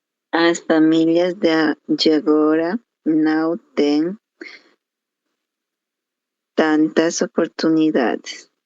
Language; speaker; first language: Portuguese; non-native, learner; Spanish